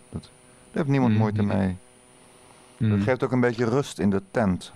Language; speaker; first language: Dutch; native; Dutch